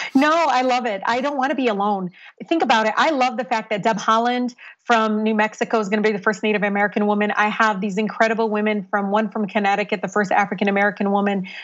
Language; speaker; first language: English; native; English